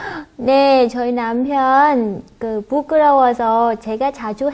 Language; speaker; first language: Korean; non-native, learner; Vietnamese